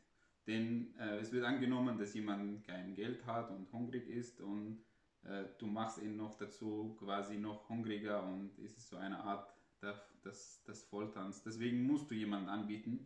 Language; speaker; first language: German; non-native, fluent; Arabic